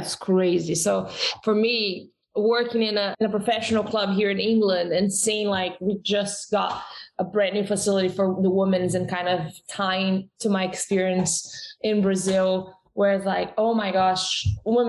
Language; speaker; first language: English; non-native, fluent; Portuguese